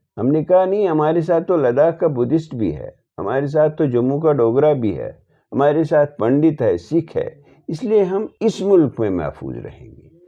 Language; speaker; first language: Urdu; non-native, local second language; Kashmiri